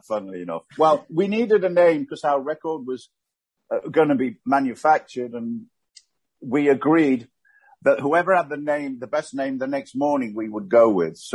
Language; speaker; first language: English; native; English